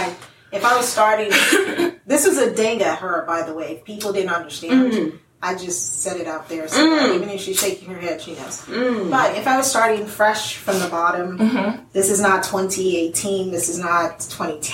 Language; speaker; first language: English; non-native, local second language; Yoruba